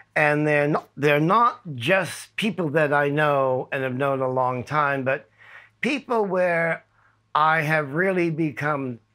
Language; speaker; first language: English; native; English